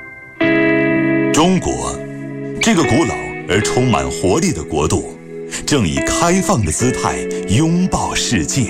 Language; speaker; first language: Chinese; native; Chinese